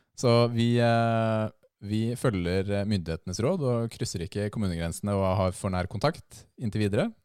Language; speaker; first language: Norwegian; native; Norwegian